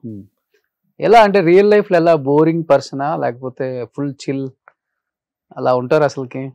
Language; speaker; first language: Telugu; native; Telugu